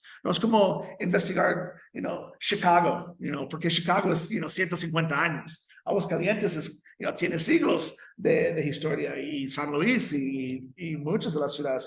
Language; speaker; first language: Spanish; non-native, fluent; English